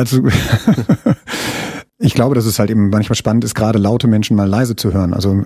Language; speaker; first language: German; native; German